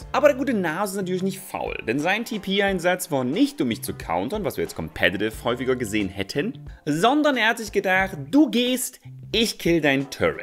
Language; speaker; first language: German; native; German